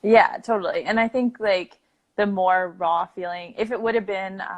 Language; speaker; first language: English; native; English